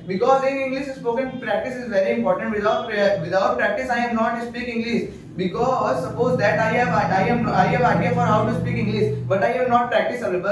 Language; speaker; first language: English; non-native, learner; Hindi